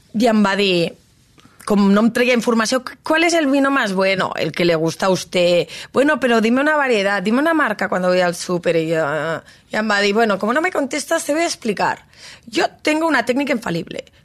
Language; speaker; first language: Spanish; non-native, local second language; Catalan